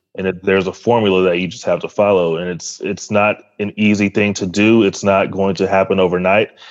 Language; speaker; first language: English; native; English